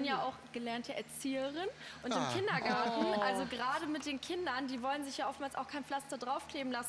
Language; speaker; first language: German; native; German